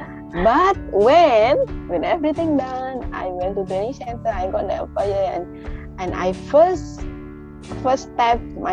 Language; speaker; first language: English; non-native, local second language; Indonesian